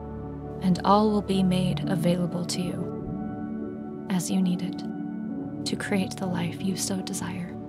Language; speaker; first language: English; native; English